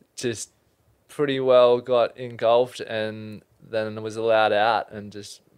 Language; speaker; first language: English; native; English